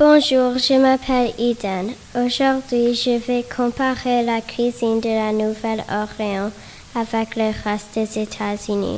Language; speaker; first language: French; non-native, learner; English